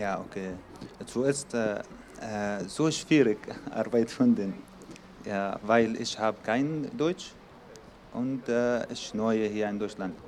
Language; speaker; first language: German; non-native, learner; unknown